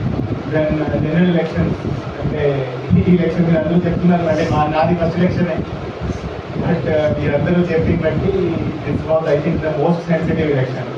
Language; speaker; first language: Telugu; native; Telugu